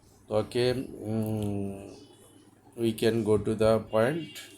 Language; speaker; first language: English; non-native, local second language; Bangla